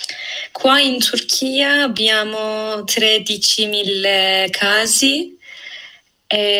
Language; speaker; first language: Italian; non-native, fluent; Turkish